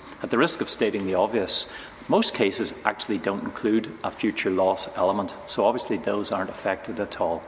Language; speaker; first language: English; native; English